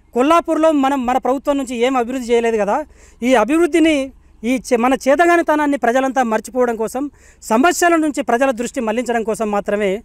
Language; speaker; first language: Telugu; native; Telugu